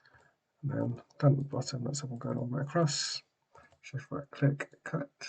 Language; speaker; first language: English; native; English